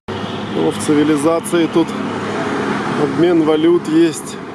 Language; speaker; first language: Russian; native; Russian